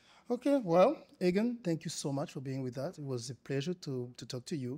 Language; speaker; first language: English; non-native, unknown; Lingala